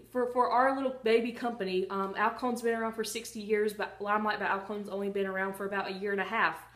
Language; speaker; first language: English; native; English